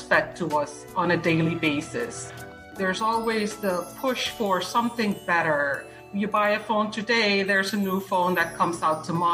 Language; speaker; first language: English; non-native, fluent; Dutch